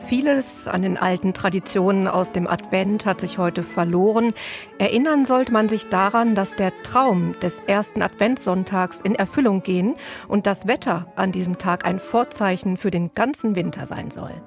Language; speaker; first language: German; native; German